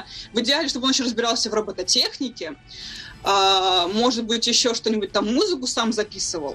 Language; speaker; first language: Russian; native; Russian